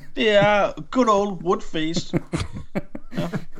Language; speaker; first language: Danish; native; Danish